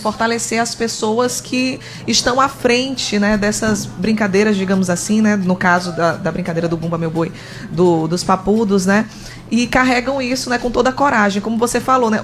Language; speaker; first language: Portuguese; native; Portuguese